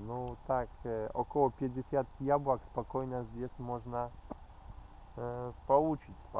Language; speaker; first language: Russian; non-native, fluent; Polish